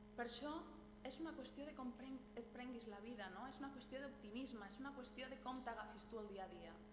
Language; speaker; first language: Catalan; non-native, local second language; Spanish